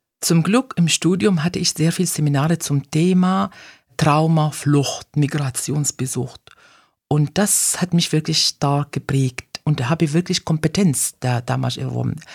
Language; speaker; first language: German; non-native, fluent; Arabic